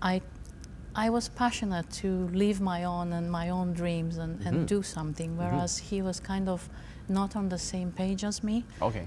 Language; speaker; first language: English; non-native, fluent; Romanian